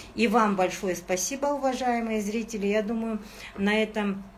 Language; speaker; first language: Russian; non-native, local second language; Kazakh